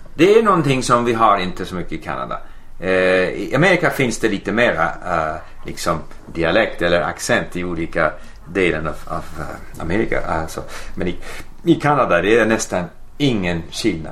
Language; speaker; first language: Swedish; non-native, fluent; English